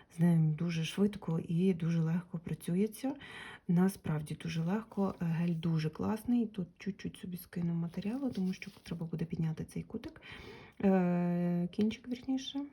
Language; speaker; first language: Ukrainian; non-native, local second language; Russian